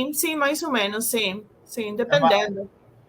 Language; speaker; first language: Portuguese; non-native, fluent; Spanish